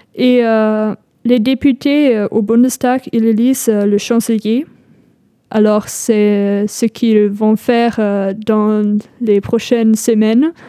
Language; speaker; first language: French; non-native, fluent; German